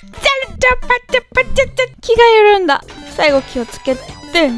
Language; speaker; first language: Japanese; native; Japanese